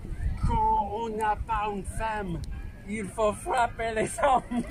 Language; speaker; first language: French; non-native, learner; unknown